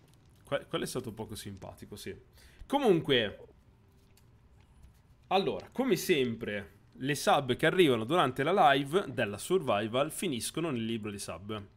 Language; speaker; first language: Italian; native; Italian